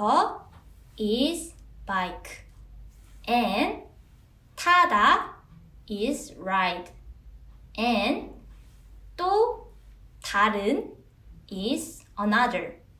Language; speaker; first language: English; non-native, fluent; Korean